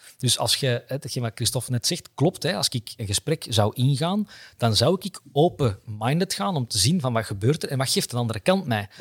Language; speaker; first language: Dutch; native; Dutch